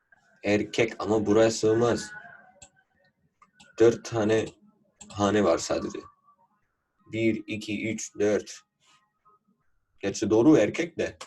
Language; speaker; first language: Turkish; non-native, fluent; Urdu